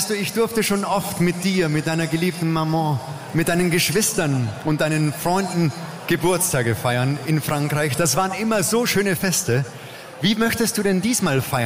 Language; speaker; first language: German; native; German